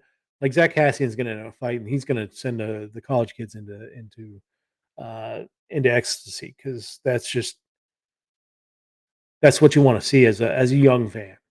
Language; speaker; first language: English; native; English